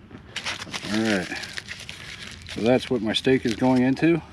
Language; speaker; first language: English; native; English